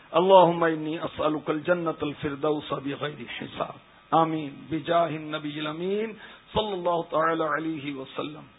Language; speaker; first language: Urdu; native; Urdu